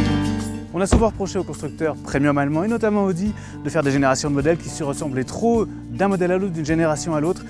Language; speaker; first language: French; native; French